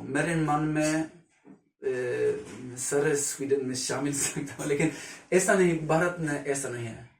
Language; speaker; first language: Hindi; non-native, learner; Swedish